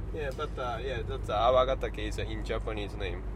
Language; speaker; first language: English; non-native, learner; Japanese